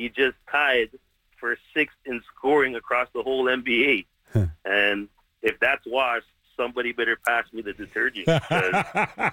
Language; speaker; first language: English; native; English